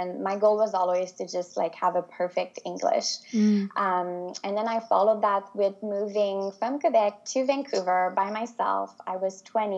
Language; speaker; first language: English; non-native, fluent; French